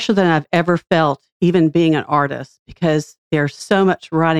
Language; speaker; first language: English; native; English